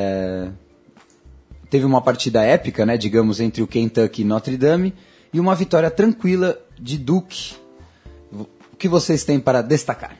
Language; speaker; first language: Portuguese; native; Portuguese